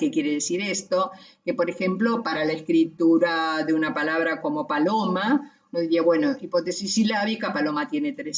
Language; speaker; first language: Spanish; native; Spanish